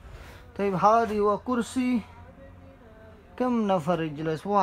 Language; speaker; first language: Arabic; non-native, learner; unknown